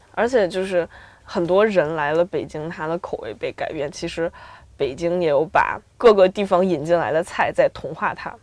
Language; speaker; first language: Chinese; native; Chinese